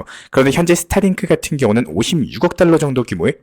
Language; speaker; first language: Korean; native; Korean